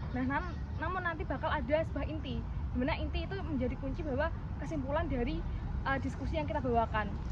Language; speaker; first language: Indonesian; non-native, local second language; Javanese